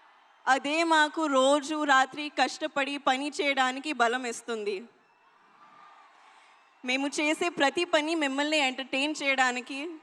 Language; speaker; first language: Telugu; non-native, learner; Hindi